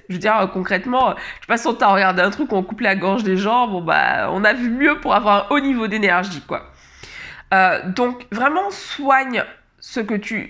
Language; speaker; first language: French; native; French